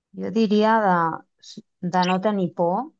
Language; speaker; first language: Catalan; non-native, local second language; Spanish